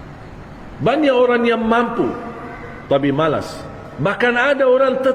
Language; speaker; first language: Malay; non-native, fluent; Arabic